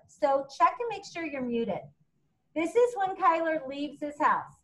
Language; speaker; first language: English; native; English